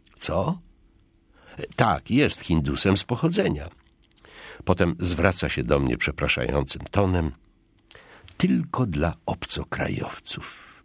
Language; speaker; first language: Polish; native; Polish